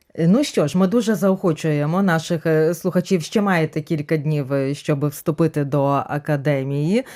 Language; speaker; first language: Ukrainian; native; Ukrainian